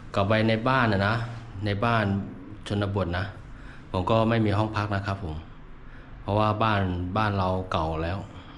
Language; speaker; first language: Thai; non-native, fluent; Chinese